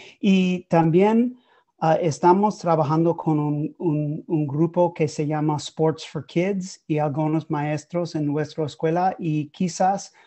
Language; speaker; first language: Spanish; non-native, learner; English